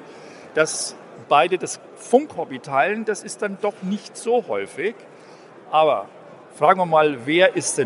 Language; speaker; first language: German; native; German